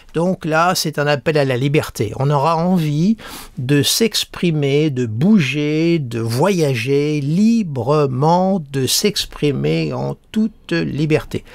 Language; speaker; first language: French; native; French